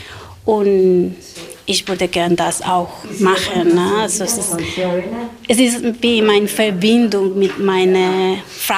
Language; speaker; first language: German; non-native, learner; Spanish